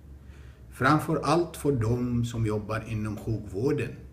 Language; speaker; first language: Swedish; non-native, fluent; Arabic